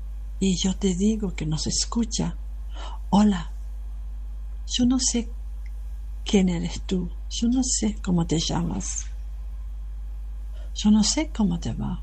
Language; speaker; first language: Spanish; non-native, fluent; German